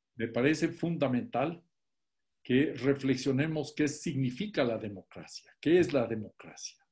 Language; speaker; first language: Spanish; native; Spanish